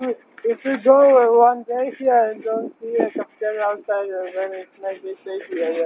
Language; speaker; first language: English; non-native, learner; Ukrainian